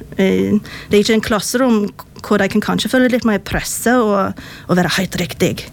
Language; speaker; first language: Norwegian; non-native, fluent; English